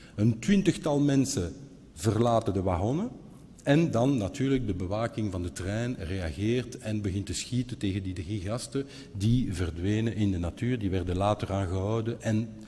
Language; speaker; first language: Dutch; non-native, local second language; French